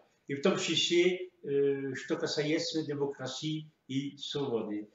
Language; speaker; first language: Russian; non-native, fluent; French